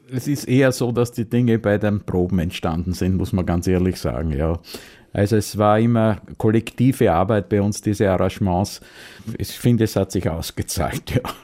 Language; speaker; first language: German; native; German